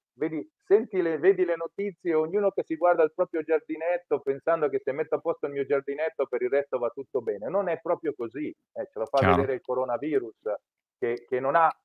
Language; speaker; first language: Italian; native; Italian